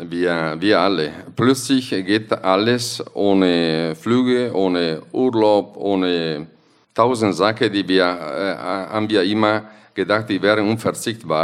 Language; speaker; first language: German; non-native, fluent; Italian